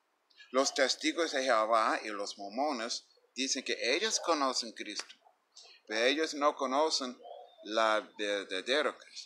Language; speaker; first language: Spanish; non-native, fluent; English